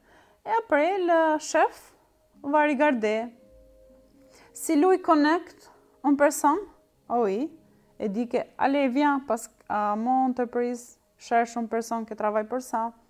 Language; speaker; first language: French; non-native, learner; Albanian